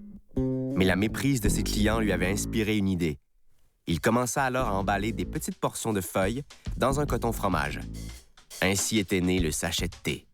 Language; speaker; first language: French; native; French